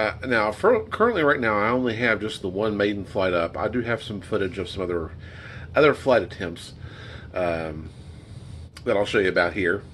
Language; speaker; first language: English; native; English